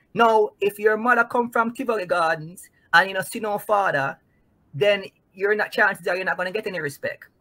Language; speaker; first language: English; non-native, local second language; Jamaican Creole English